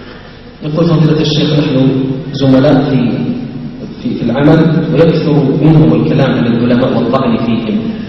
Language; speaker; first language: Arabic; native; Arabic